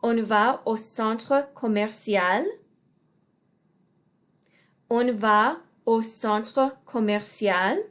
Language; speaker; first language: French; non-native, fluent; English